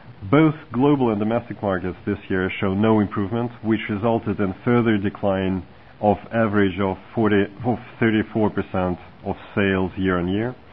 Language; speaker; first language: English; non-native, fluent; Russian